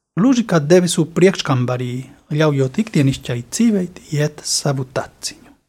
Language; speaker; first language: Latvian; non-native, fluent; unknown